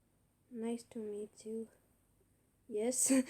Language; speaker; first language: English; non-native, learner; French